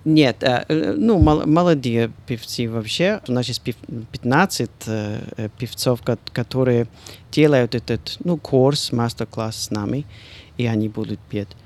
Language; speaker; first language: Russian; non-native, fluent; English